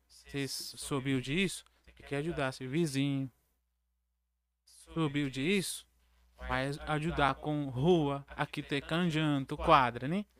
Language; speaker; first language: Portuguese; non-native, learner; Arabic